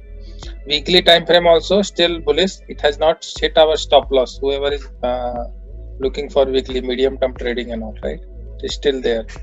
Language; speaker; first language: English; non-native, local second language; Hindi